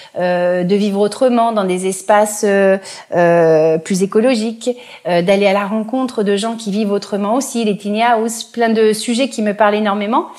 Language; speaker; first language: French; native; French